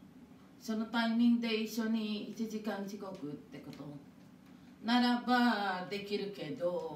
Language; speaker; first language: Japanese; non-native, fluent; Filipino